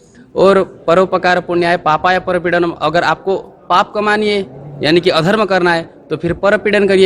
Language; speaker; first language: Hindi; native; Hindi